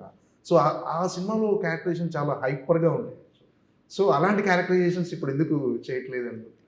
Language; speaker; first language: Telugu; native; Telugu